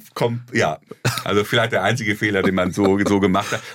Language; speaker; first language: German; native; German